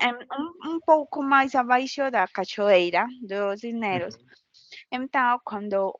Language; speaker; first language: Portuguese; non-native, learner; Spanish